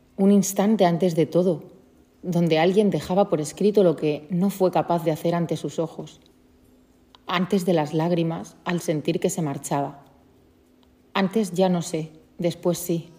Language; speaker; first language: Spanish; native; Spanish